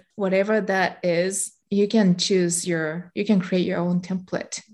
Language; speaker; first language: English; non-native, fluent; Japanese